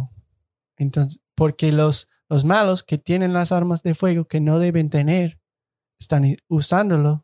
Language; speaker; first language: Spanish; non-native, fluent; English